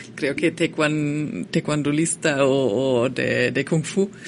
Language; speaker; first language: Spanish; non-native, fluent; German